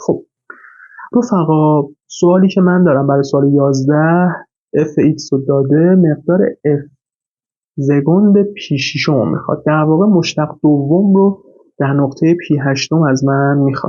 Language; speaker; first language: Persian; native; Persian